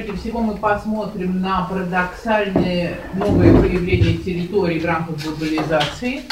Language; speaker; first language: Russian; native; Russian